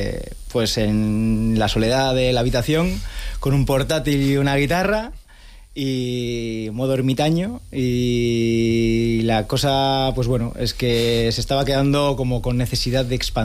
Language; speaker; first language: Spanish; native; Spanish